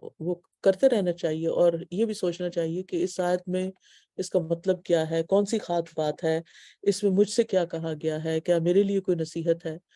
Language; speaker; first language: Urdu; native; Urdu